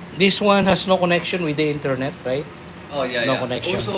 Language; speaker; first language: English; non-native, local second language; Filipino